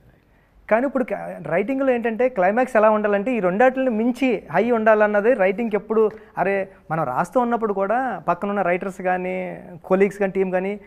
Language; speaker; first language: Telugu; native; Telugu